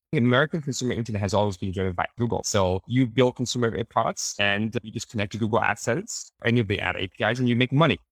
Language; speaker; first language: English; early bilingual, other home language; Chinese